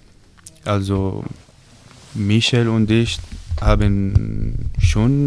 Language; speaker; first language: German; non-native, learner; Arabic